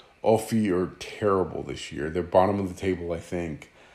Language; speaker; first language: English; early bilingual, other home language; Greek